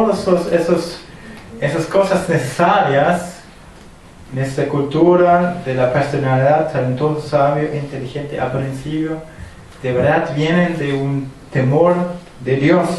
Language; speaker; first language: Spanish; non-native, fluent; German